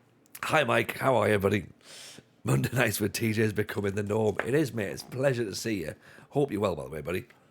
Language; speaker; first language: English; native; English